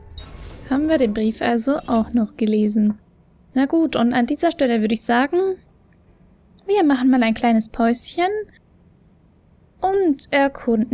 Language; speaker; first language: German; native; German